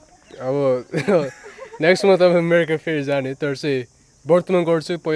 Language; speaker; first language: Nepali; early bilingual, heritage; English